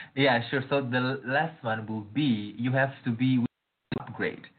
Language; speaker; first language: English; non-native, fluent; Portuguese